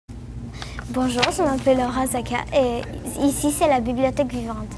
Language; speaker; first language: French; non-native, learner; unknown